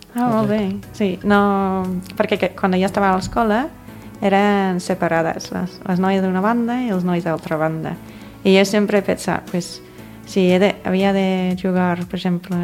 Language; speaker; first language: Catalan; non-native, fluent; English